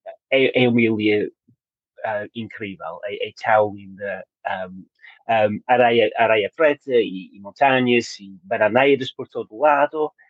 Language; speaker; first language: Portuguese; non-native, learner; English